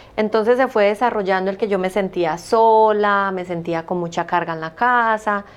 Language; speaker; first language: Spanish; native; Spanish